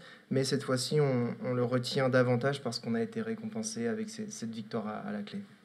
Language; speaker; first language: French; native; French